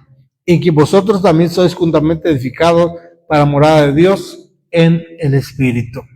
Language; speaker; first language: Spanish; native; Spanish